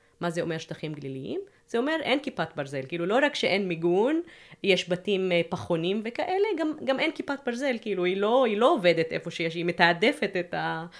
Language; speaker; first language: Hebrew; non-native, local second language; Arabic